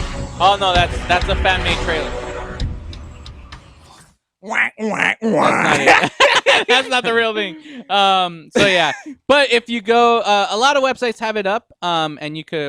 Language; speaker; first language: English; native; English